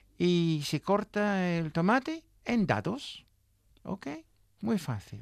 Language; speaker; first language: Spanish; non-native, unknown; English